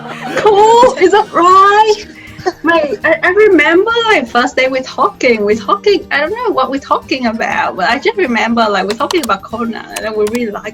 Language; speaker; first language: English; non-native, fluent; Vietnamese